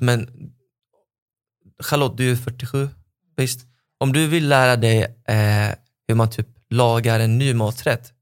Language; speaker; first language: Swedish; non-native, fluent; Arabic